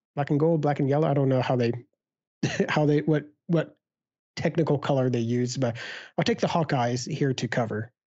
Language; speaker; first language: English; native; English